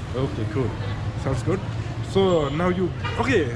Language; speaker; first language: English; non-native, learner; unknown